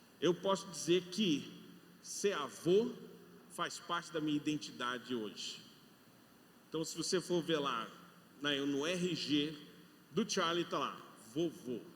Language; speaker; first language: Portuguese; non-native, fluent; English